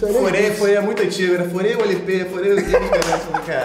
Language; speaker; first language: Portuguese; native; Portuguese